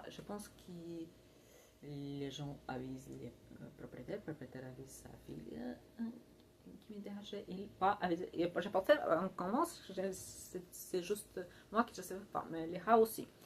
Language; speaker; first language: French; non-native, learner; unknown